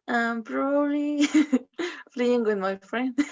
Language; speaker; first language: English; non-native, learner; Spanish